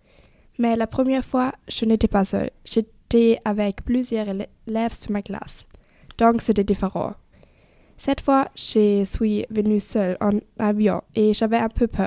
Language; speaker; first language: French; non-native, fluent; German